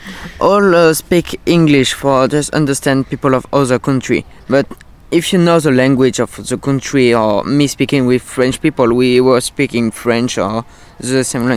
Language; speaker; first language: English; non-native, learner; French